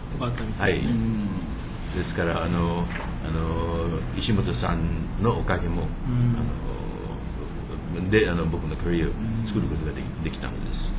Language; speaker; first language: Japanese; early bilingual, heritage; English